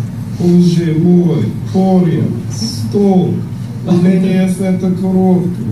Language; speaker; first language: Russian; non-native, learner; English